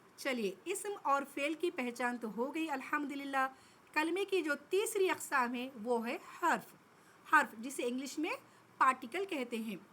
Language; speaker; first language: Urdu; native; Urdu